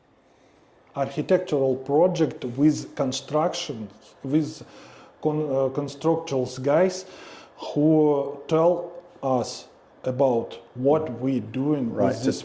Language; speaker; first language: English; non-native, learner; Russian